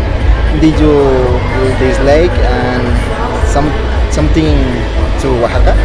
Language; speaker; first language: English; non-native, learner; Spanish